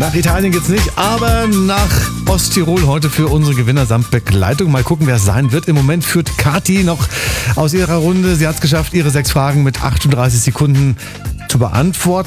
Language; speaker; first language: German; native; German